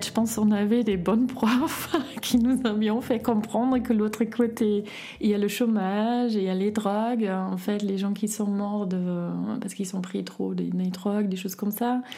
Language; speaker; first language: French; non-native, fluent; German